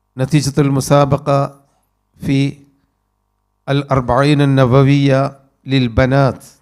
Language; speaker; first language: Arabic; non-native, fluent; Malayalam